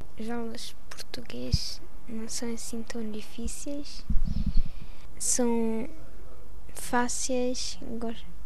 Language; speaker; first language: Portuguese; early bilingual, heritage; Portuguese